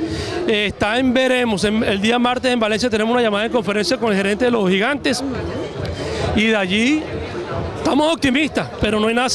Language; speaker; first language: Spanish; native; Spanish